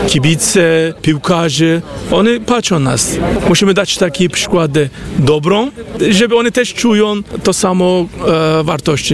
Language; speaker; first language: Polish; non-native, learner; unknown